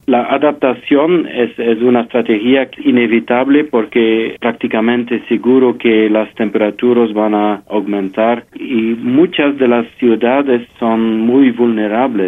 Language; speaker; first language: Spanish; non-native, fluent; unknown